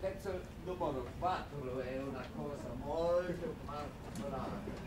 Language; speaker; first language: Italian; non-native, learner; German